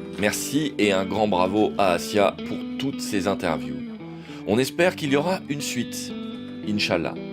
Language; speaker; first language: French; native; French